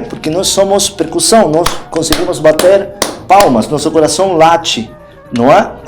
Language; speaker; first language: Portuguese; non-native, fluent; Spanish